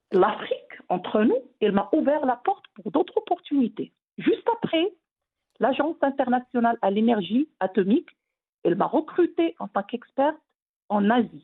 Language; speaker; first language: French; non-native, local second language; Arabic